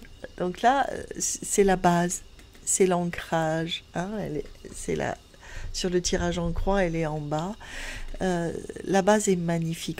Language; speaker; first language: French; native; French